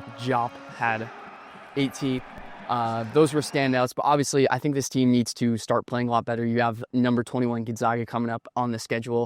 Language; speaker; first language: English; native; English